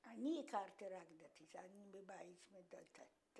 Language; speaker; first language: Hebrew; non-native, fluent; Polish